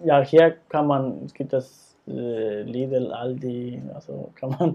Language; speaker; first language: German; non-native, fluent; Spanish